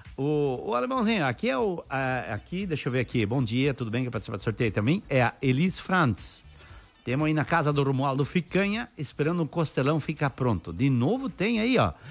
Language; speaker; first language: Portuguese; native; Portuguese